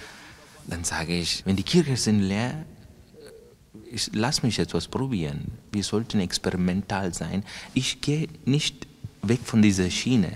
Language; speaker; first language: German; non-native, fluent; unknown